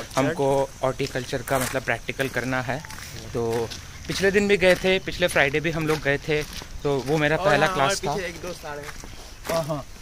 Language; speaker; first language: Hindi; non-native, local second language; Bangla